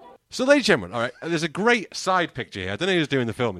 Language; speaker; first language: English; native; English